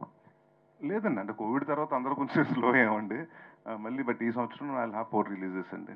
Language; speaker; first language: Telugu; native; Telugu